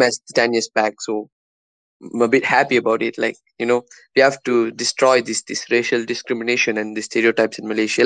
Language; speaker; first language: English; non-native, local second language; Tamil